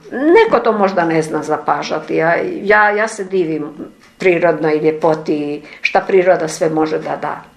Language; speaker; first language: Serbian; non-native, local second language; Ukrainian